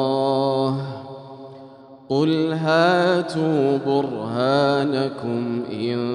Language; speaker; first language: Arabic; native; Arabic